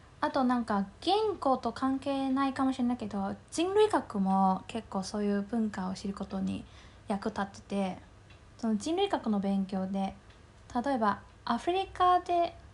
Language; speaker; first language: Japanese; non-native, fluent; Chinese